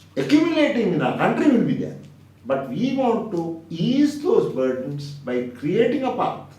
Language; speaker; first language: English; non-native, local second language; Sinhala